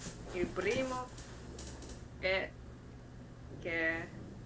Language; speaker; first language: Italian; non-native, learner; Japanese